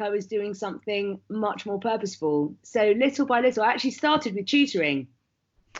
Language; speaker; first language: English; native; English